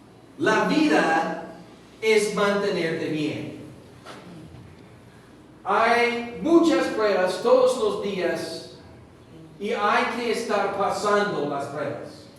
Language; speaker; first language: Spanish; non-native, fluent; English